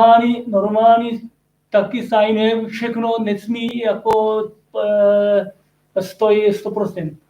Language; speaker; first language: Czech; non-native, learner; Korean